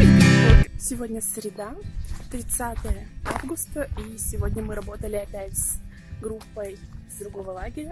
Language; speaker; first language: Russian; native; Russian